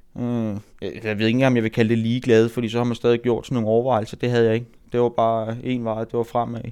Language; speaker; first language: Danish; native; Danish